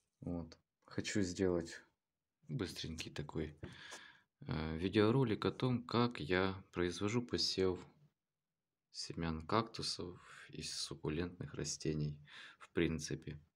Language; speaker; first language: Russian; native; Russian